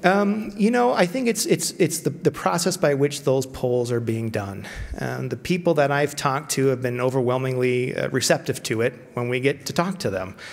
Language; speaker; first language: English; native; English